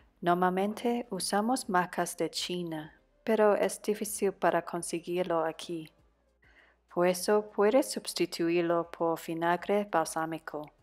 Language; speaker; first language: Spanish; non-native, fluent; Cantonese